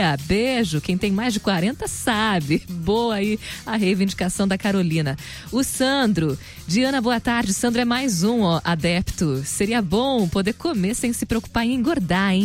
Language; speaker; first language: Portuguese; native; Portuguese